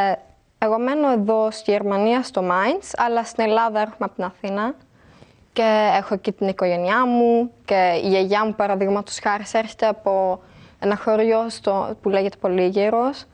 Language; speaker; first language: Greek; early bilingual, heritage; Greek